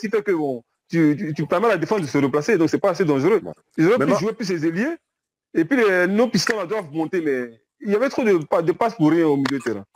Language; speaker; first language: French; native; French